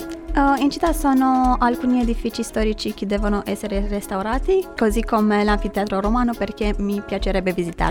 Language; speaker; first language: Italian; non-native, fluent; Romanian